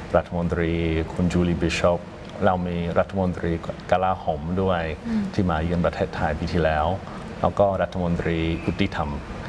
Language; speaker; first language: Thai; non-native, fluent; English